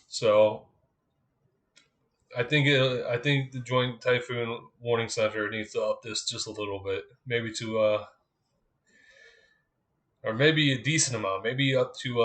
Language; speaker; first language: English; native; English